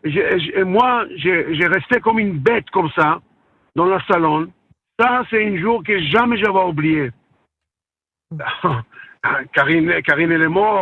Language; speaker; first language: French; non-native, learner; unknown